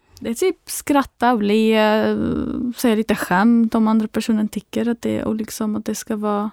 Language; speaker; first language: Swedish; non-native, fluent; Arabic